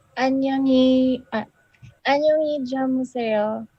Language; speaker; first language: Korean; non-native, learner; Filipino